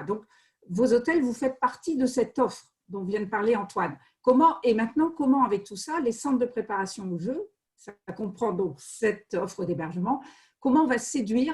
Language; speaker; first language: French; native; French